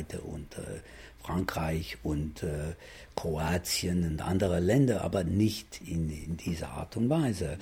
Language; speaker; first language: German; non-native, fluent; English